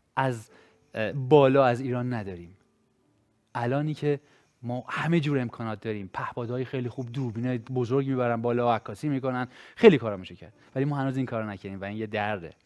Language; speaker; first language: Persian; native; Persian